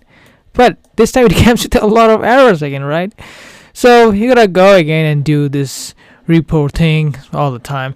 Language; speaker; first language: English; non-native, fluent; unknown